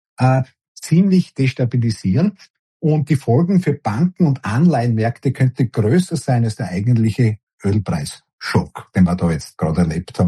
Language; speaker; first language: German; native; German